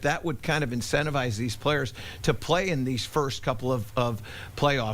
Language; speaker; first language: English; native; English